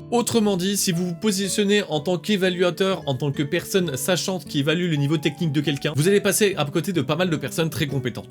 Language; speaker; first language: French; native; French